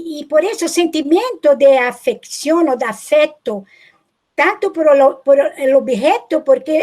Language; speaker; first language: Spanish; non-native, fluent; Portuguese